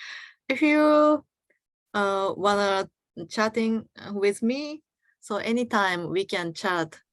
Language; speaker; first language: English; non-native, learner; Japanese